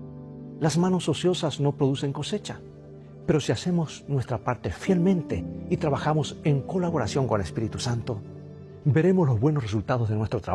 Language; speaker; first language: Spanish; native; Spanish